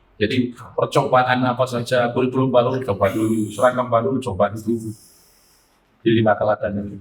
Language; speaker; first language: Indonesian; native; Indonesian